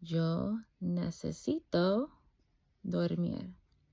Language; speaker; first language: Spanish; non-native, fluent; English